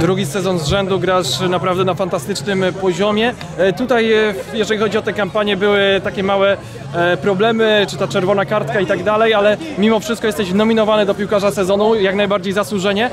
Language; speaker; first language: Polish; native; Polish